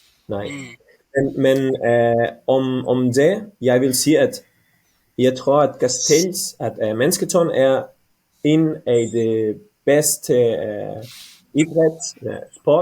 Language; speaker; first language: Danish; non-native, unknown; Catalan